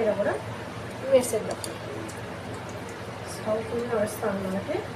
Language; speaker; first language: Telugu; native; Telugu